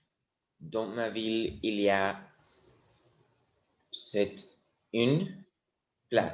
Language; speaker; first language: French; non-native, learner; Spanish